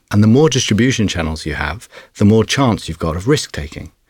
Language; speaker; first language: English; non-native, fluent; Dutch